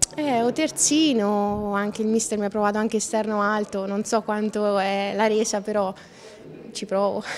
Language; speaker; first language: Italian; native; Italian